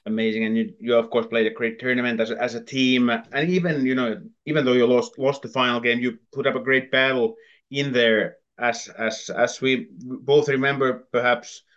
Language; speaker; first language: English; non-native, fluent; Finnish